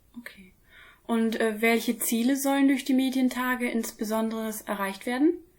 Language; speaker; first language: German; native; German